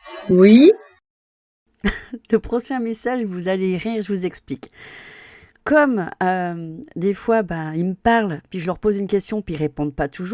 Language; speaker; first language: French; native; French